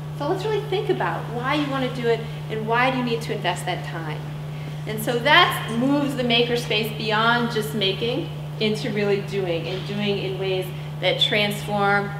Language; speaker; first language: English; native; English